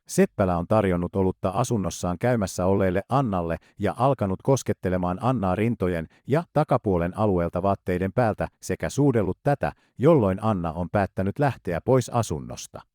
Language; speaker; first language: Finnish; native; Finnish